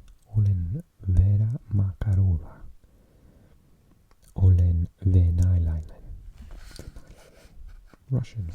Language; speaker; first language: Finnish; non-native, learner; English